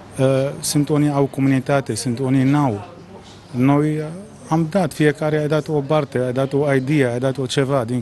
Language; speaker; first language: Romanian; non-native, learner; Arabic